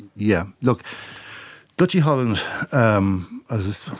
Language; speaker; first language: English; native; English